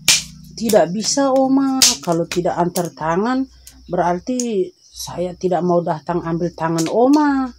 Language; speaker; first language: Indonesian; non-native, local second language; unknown